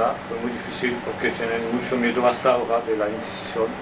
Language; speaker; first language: Spanish; non-native, learner; French